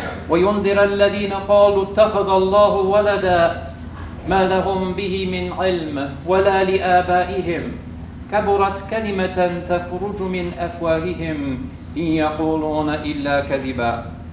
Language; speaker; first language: Arabic; non-native, fluent; English